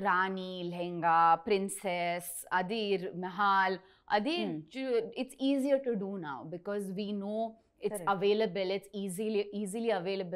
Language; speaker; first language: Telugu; non-native, learner; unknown